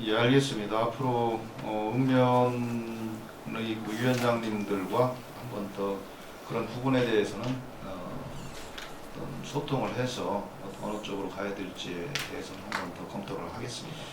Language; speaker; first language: Korean; native; Korean